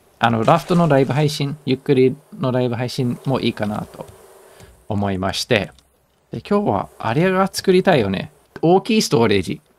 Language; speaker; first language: Japanese; native; Japanese